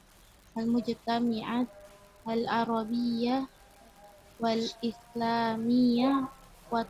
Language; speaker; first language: Arabic; non-native, learner; Indonesian